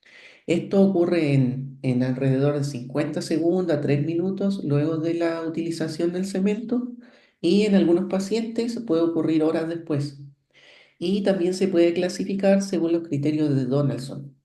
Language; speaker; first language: Spanish; native; Spanish